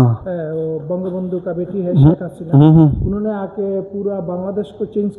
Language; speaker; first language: Hindi; non-native, learner; Bangla